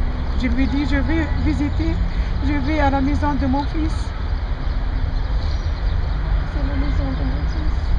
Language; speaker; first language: French; non-native, local second language; Arabic